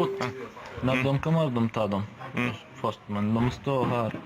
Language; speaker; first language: Swedish; non-native, learner; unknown